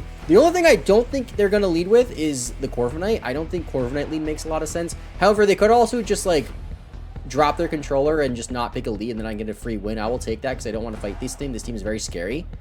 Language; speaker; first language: English; native; English